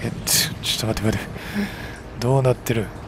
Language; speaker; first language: Japanese; native; Japanese